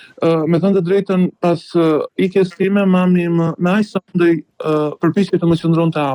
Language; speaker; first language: Albanian; native; Albanian